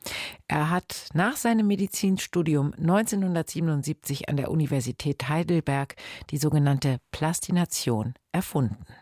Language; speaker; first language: German; native; German